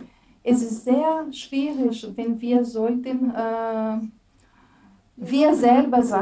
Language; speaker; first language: German; non-native, fluent; Portuguese